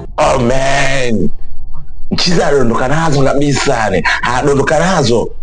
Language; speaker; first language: Swahili; native; Swahili